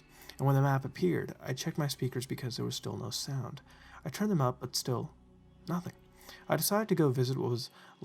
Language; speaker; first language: English; native; English